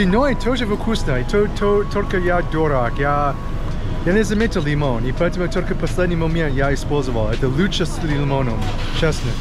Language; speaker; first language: Russian; non-native, learner; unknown